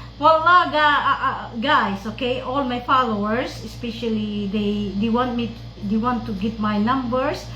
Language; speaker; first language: English; non-native, local second language; Filipino